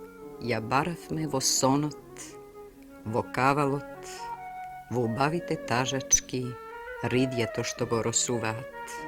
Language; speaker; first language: Macedonian; native; Macedonian